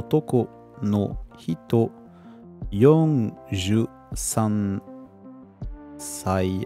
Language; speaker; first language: Japanese; non-native, learner; French